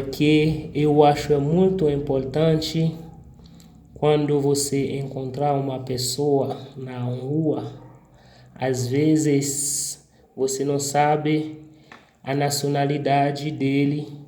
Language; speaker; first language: Portuguese; non-native, fluent; Haitian Creole